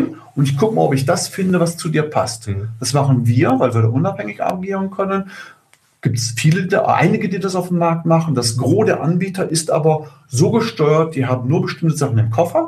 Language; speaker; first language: German; native; German